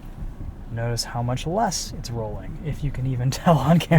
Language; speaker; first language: English; native; English